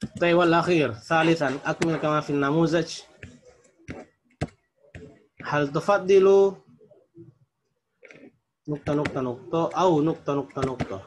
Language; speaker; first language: Arabic; non-native, fluent; Indonesian